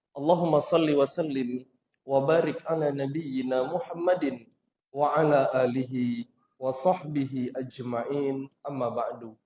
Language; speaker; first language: Indonesian; native; Indonesian